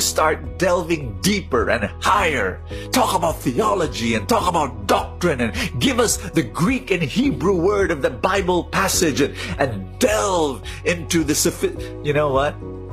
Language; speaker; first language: English; non-native, local second language; Filipino